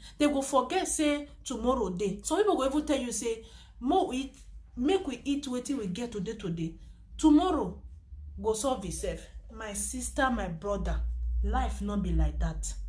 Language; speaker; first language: Nigerian Pidgin; non-native, local second language; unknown